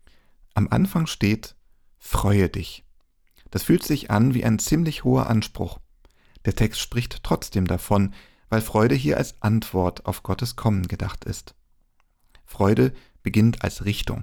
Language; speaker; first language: German; native; German